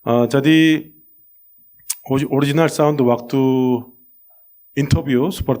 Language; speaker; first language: Indonesian; non-native, fluent; Korean